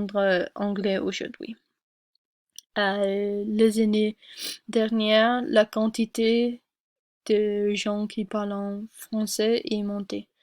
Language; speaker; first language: French; non-native, learner; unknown